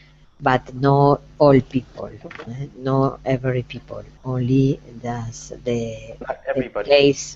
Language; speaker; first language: English; non-native, learner; Spanish